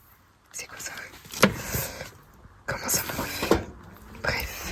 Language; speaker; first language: French; native; French